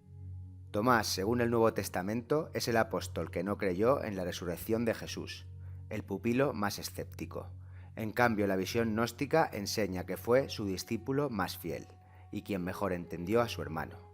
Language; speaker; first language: Spanish; native; Spanish